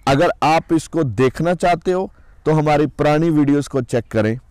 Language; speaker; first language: Hindi; non-native, local second language; Punjabi